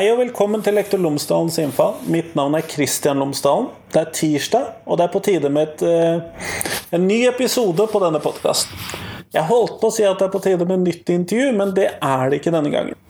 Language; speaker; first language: Norwegian; native; Norwegian